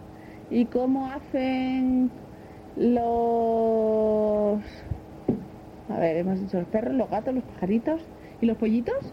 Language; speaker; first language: Spanish; native; Spanish